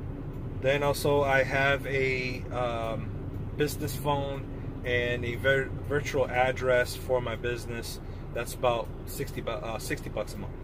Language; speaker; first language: English; native; English